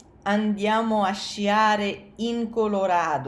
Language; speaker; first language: Italian; non-native, fluent; English